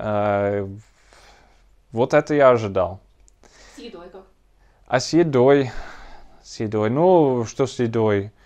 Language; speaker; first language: Russian; non-native, learner; Dutch